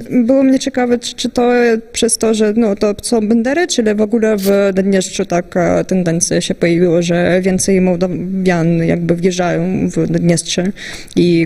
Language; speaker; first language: Polish; non-native, fluent; Russian